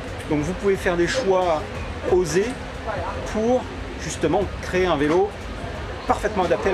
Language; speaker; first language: French; native; French